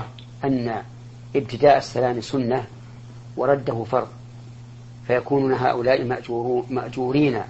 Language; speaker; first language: Arabic; native; Arabic